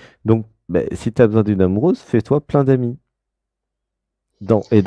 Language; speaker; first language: French; native; French